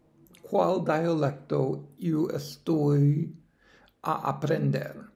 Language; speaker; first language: Portuguese; non-native, learner; English